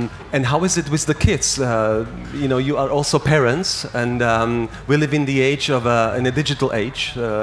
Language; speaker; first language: English; non-native, fluent; Slovak